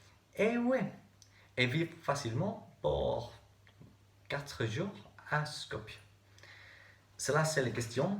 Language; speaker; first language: French; non-native, learner; English